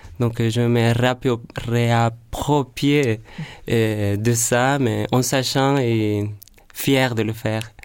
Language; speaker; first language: French; non-native, fluent; Spanish